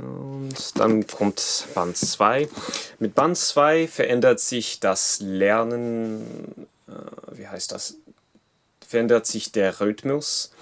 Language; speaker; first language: German; non-native, fluent; English